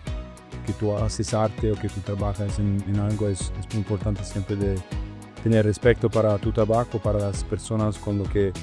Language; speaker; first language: Spanish; non-native, learner; Italian